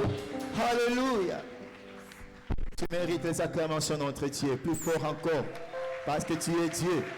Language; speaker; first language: French; non-native, local second language; Lingala